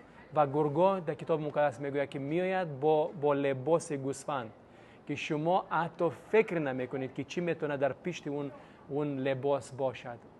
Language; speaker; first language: Persian; non-native, fluent; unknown